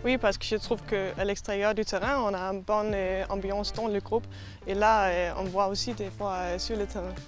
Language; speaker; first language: French; non-native, fluent; Danish